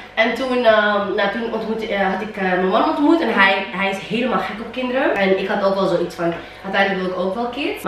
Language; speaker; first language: Dutch; early bilingual, other home language; Riffian